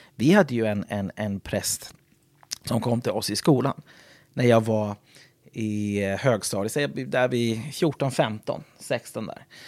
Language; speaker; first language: Swedish; non-native, fluent; English